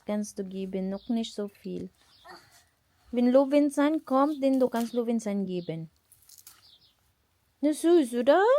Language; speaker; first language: German; non-native, learner; Filipino